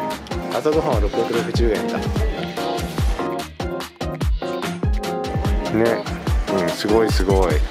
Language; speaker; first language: Japanese; native; Japanese